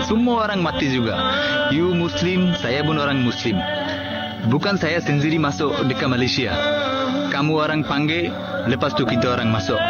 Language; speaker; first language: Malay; non-native, learner; Bangla